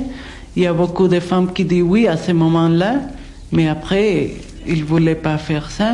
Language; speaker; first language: French; non-native, fluent; Spanish